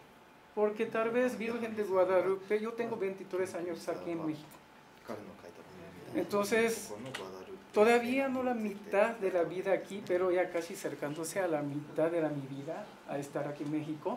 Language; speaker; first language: Spanish; non-native, learner; Japanese